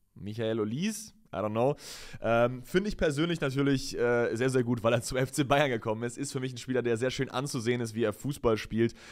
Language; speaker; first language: German; native; German